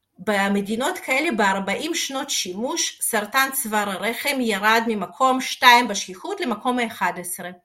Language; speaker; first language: Hebrew; non-native, fluent; Russian